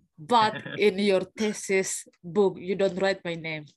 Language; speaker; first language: English; non-native, fluent; Indonesian